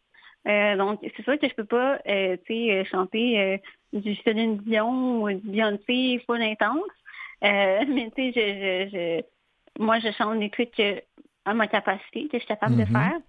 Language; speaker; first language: French; native; French